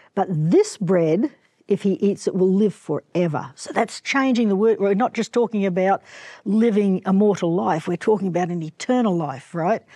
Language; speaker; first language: English; native; English